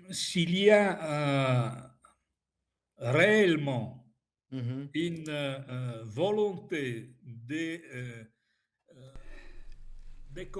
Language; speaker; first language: French; non-native, fluent; Italian